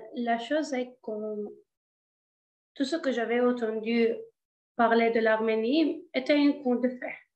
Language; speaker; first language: French; non-native, learner; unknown